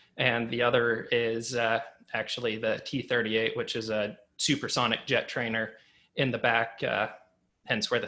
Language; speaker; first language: English; native; English